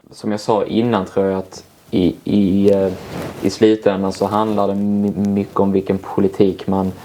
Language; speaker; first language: Swedish; native; Swedish